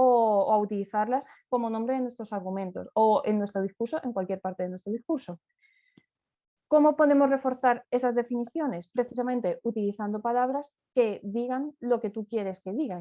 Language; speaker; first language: Spanish; native; Spanish